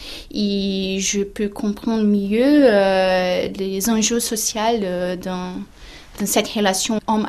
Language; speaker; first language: French; non-native, fluent; Portuguese